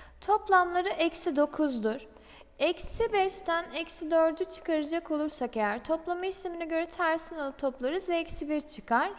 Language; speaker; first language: Turkish; native; Turkish